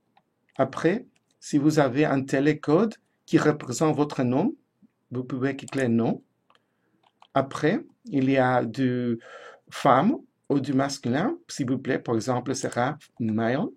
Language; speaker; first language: French; non-native, fluent; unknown